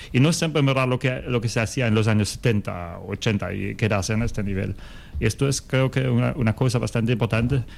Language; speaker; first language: Spanish; non-native, fluent; German